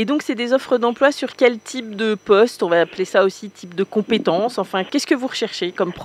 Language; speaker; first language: French; native; French